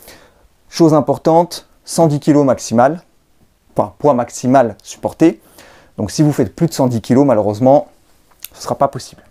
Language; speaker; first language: French; native; French